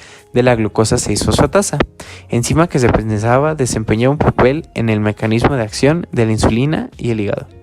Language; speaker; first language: Spanish; native; Spanish